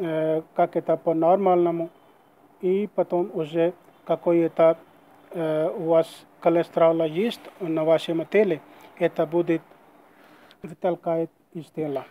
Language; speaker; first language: Russian; non-native, learner; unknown